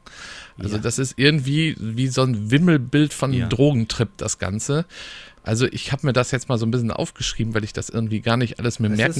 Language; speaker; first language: German; native; German